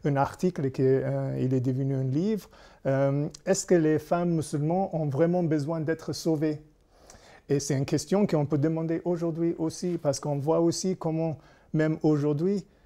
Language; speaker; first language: French; non-native, fluent; English